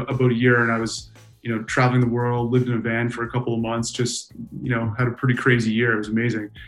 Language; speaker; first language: English; native; English